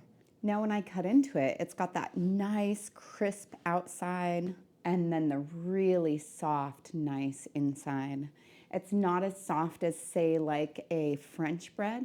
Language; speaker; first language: English; native; English